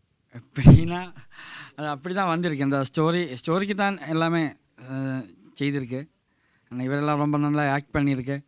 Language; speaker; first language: Tamil; non-native, learner; Malayalam